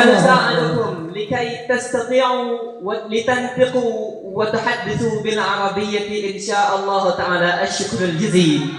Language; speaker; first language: Arabic; non-native, fluent; Indonesian